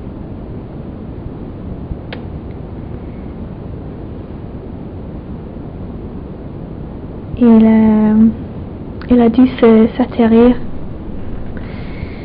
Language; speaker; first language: French; non-native, fluent; English